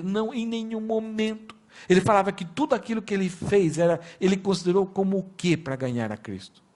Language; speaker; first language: Portuguese; native; Portuguese